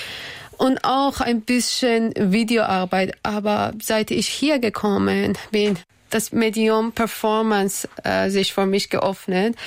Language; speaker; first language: German; non-native, learner; Persian